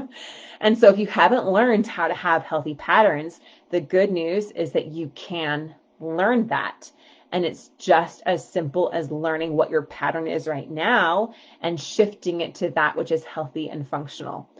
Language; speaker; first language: English; native; English